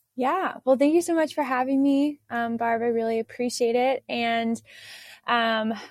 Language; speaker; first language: English; native; English